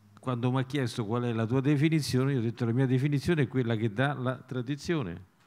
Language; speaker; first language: Italian; native; Italian